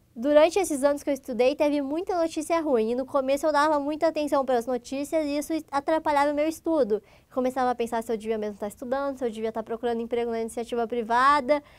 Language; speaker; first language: Portuguese; native; Portuguese